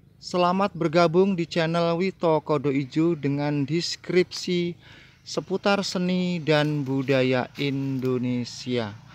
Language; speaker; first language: Indonesian; native; Indonesian